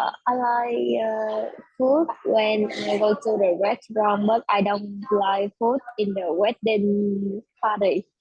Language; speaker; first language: English; non-native, learner; Vietnamese